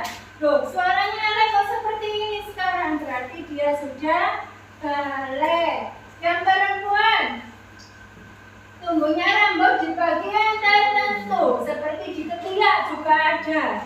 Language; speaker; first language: Indonesian; native; Indonesian